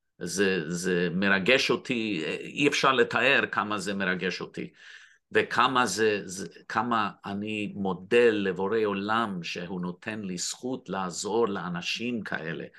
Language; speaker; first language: Hebrew; non-native, fluent; English